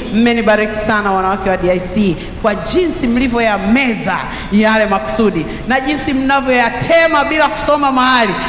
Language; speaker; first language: Swahili; native; Swahili